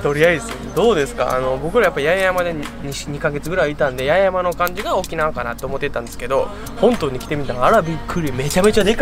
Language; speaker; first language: Japanese; native; Japanese